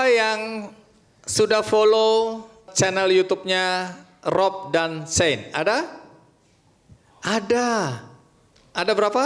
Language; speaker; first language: Indonesian; native; Indonesian